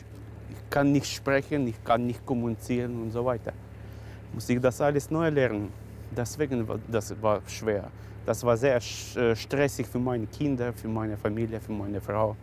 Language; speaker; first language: German; non-native, learner; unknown